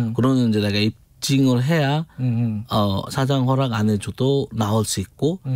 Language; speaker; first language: Korean; non-native, fluent; Bangla